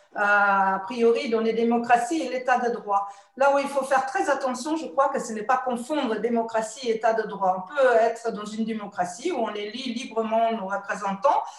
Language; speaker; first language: French; non-native, fluent; German